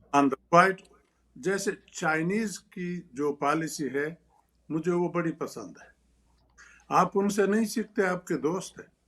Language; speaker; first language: Urdu; non-native, local second language; Pashto